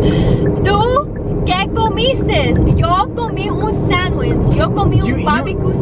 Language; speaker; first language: Spanish; early bilingual, heritage; Spanish